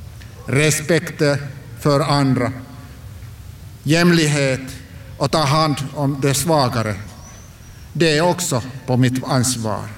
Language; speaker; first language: Swedish; non-native, local second language; Finnish